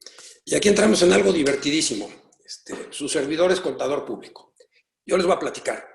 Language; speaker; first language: Spanish; native; Spanish